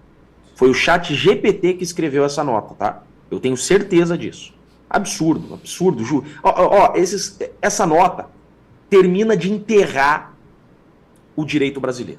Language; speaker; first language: Portuguese; native; Portuguese